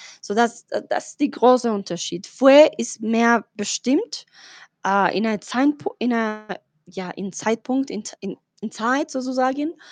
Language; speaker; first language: German; non-native, fluent; Spanish